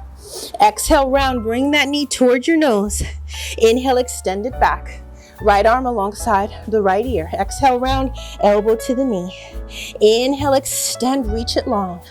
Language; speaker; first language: English; native; English